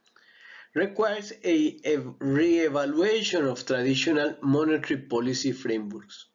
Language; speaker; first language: English; non-native, fluent; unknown